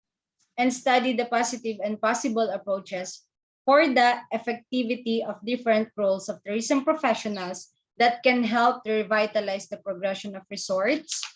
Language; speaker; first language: English; non-native, local second language; Filipino